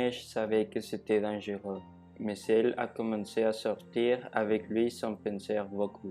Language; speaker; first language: French; non-native, learner; Spanish